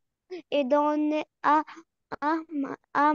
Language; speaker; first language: French; non-native, learner; Arabic